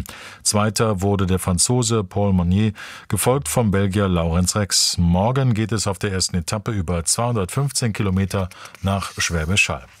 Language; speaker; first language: German; native; German